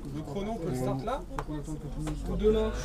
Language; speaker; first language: French; native; French